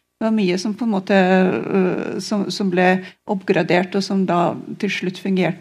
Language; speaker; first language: Norwegian; non-native, fluent; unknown